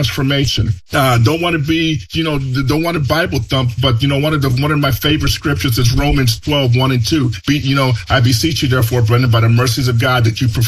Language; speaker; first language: English; early bilingual, other home language; Spanish